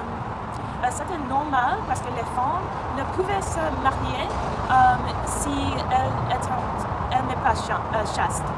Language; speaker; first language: French; non-native, learner; English